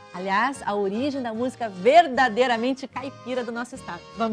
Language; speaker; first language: Portuguese; native; Portuguese